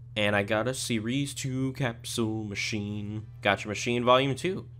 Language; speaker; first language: English; native; English